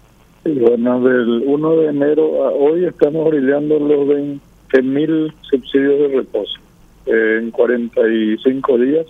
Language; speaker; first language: Spanish; native; Spanish